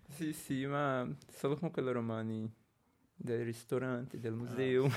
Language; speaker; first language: Italian; non-native, learner; Portuguese